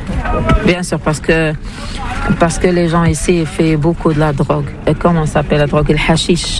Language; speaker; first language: French; non-native, learner; Arabic